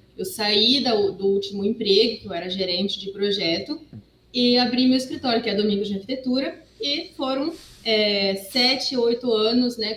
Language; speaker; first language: Portuguese; non-native, fluent; French